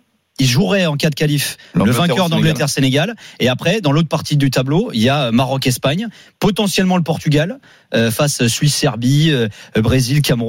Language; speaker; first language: French; native; French